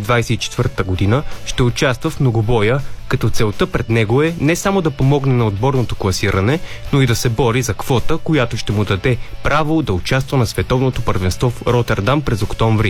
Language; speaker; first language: Bulgarian; native; Bulgarian